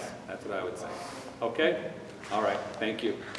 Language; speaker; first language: English; native; English